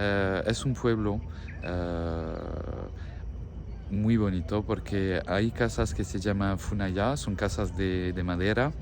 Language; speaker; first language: Spanish; non-native, fluent; French